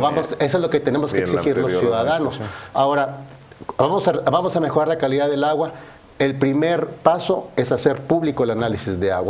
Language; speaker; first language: Spanish; native; Spanish